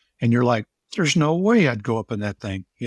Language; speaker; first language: English; native; English